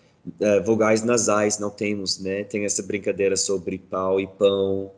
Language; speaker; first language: Portuguese; non-native, fluent; English